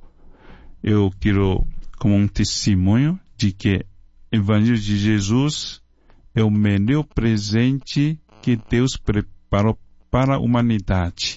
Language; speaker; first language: Portuguese; non-native, fluent; Chinese